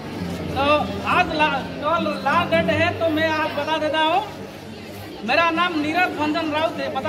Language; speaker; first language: Hindi; non-native, local second language; Odia